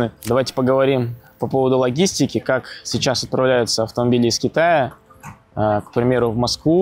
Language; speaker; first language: Russian; native; Russian